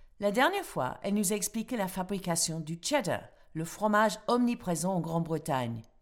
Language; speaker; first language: French; non-native, fluent; English